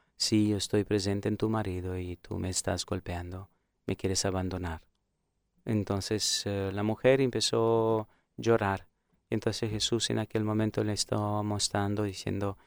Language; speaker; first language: Spanish; non-native, fluent; Romanian